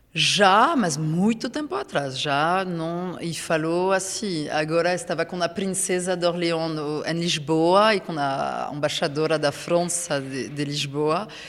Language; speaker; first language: Portuguese; non-native, fluent; French